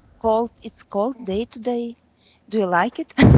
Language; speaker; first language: English; non-native, learner; Russian